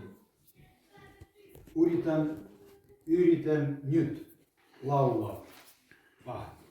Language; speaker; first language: Finnish; non-native, learner; Ukrainian